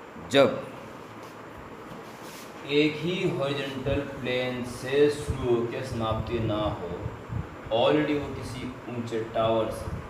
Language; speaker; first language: Hindi; native; Hindi